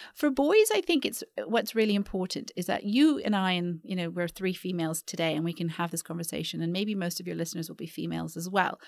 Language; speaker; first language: English; native; English